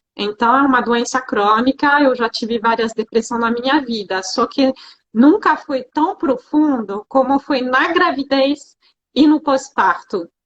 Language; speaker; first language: Portuguese; non-native, fluent; French